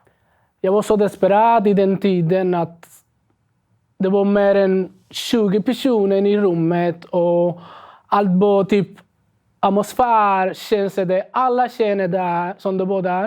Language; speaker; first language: Swedish; non-native, learner; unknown